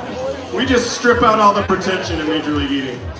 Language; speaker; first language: English; native; English